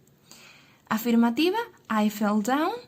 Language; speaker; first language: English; non-native, fluent; Spanish